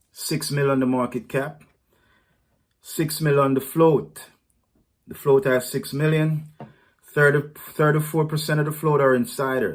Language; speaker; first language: English; native; English